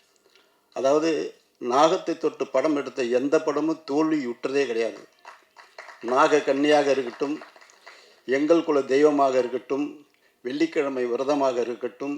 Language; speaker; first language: Tamil; native; Tamil